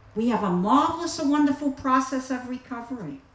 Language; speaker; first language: English; native; English